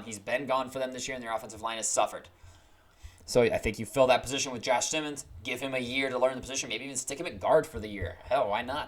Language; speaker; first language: English; native; English